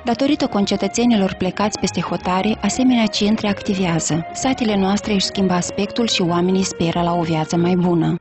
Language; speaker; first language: Romanian; native; Romanian